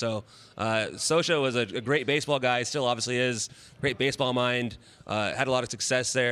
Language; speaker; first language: English; native; English